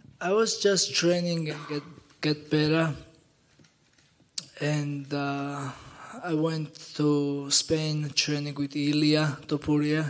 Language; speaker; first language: English; non-native, learner; Georgian